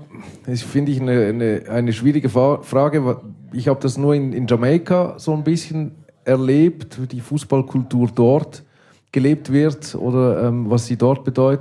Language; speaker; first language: German; non-native, local second language; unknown